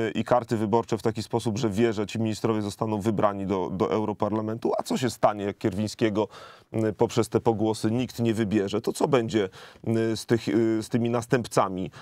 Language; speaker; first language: Polish; native; Polish